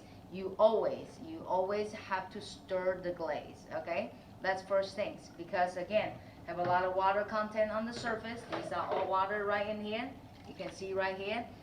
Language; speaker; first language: English; non-native, fluent; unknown